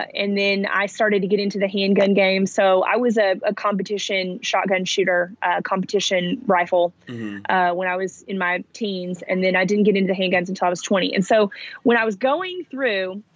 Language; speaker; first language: English; early bilingual, other home language; Italian